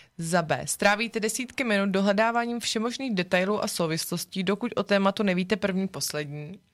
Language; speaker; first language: Czech; native; Czech